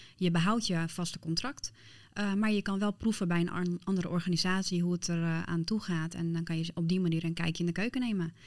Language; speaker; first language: Dutch; early bilingual, other home language; Persian